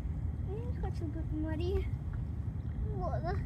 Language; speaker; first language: Russian; early bilingual, heritage; Russian